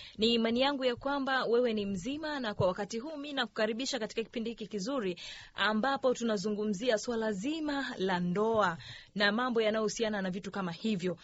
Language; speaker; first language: Swahili; native; Swahili